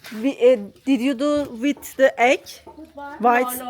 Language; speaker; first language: English; non-native, learner; Turkish